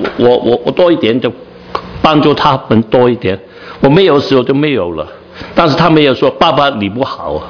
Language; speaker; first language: Chinese; non-native, learner; Cantonese